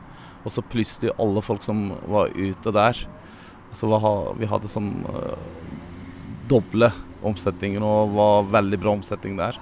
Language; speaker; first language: Norwegian; non-native, learner; Turkish